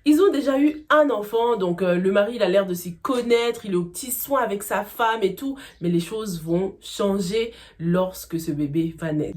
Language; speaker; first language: French; native; French